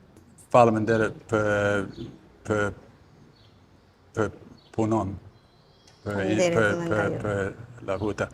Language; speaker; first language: Albanian; non-native, learner; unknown